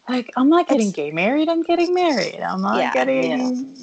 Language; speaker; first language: English; early bilingual, other home language; Spanish